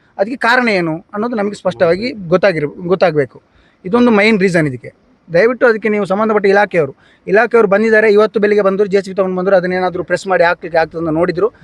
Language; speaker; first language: Kannada; native; Kannada